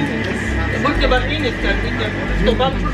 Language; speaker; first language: Russian; non-native, local second language; Armenian